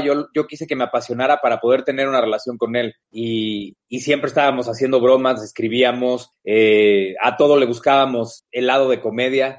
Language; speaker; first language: Spanish; native; Spanish